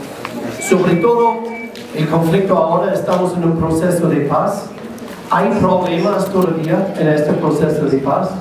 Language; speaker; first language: Spanish; non-native, learner; English